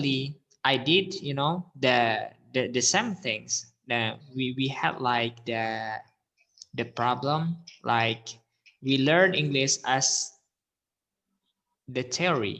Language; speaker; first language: English; non-native, fluent; Indonesian